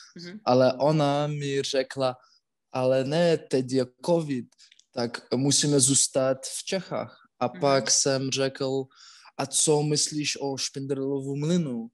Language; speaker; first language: Czech; non-native, learner; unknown